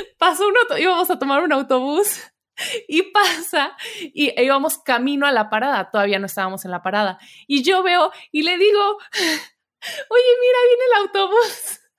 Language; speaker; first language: Spanish; native; Spanish